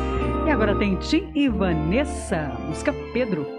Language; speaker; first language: Portuguese; native; Portuguese